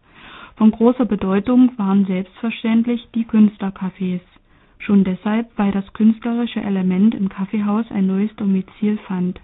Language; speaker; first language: German; native; German